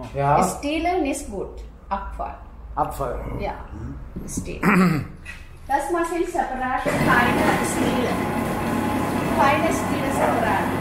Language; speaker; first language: German; non-native, learner; Sinhala